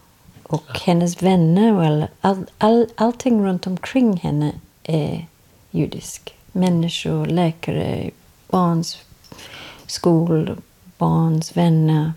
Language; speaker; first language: Swedish; non-native, fluent; English